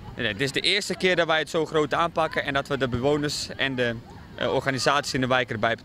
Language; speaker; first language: Dutch; native; Dutch